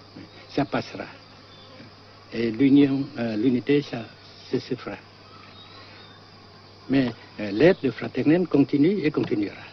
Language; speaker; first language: French; non-native, local second language; Vietnamese